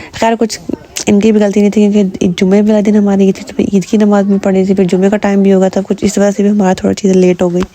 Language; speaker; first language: Urdu; native; Urdu